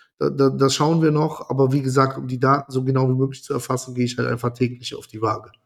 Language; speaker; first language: German; early bilingual, other home language; Italian